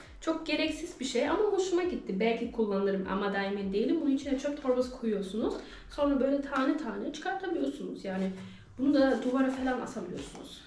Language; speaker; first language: Turkish; early bilingual, heritage; Turkish